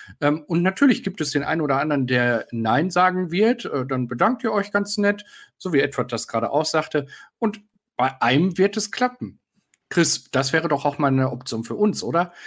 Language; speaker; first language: German; native; German